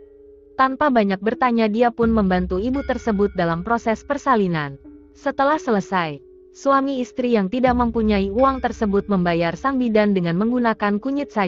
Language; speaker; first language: Indonesian; native; Indonesian